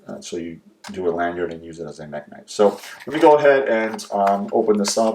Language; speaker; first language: English; native; English